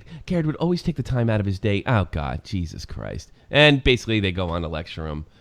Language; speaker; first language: English; native; English